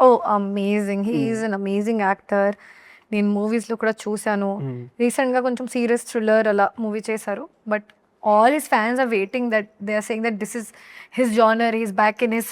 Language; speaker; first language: Telugu; non-native, learner; Hindi